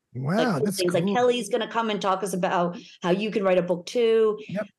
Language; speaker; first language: English; native; English